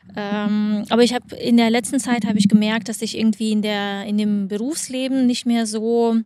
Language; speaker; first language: German; non-native, fluent; Lithuanian